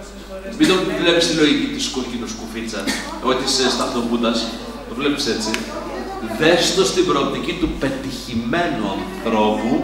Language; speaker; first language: Greek; native; Greek